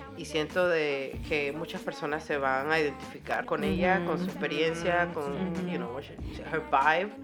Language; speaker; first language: English; non-native, fluent; Spanish